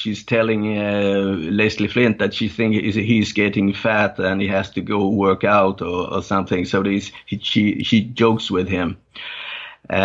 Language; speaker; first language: English; non-native, fluent; Danish